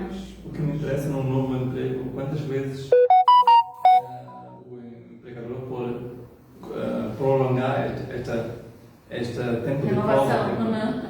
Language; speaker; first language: Portuguese; non-native, fluent; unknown